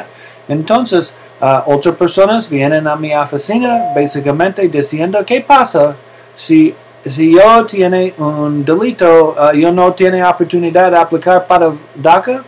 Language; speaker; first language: Spanish; non-native, learner; English